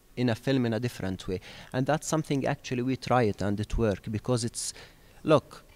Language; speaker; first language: English; non-native, learner; Arabic